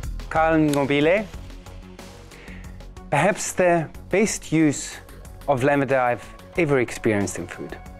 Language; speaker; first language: English; non-native, local second language; Afrikaans